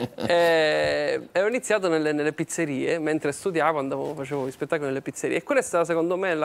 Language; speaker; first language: Italian; native; Italian